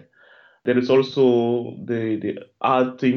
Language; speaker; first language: English; non-native, local second language; French